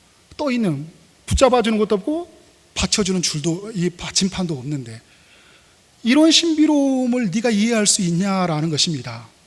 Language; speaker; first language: Korean; native; Korean